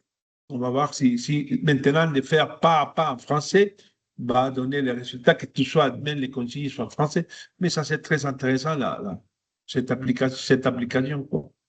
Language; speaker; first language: French; non-native, fluent; Spanish